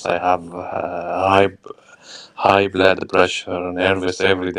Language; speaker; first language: English; non-native, learner; Arabic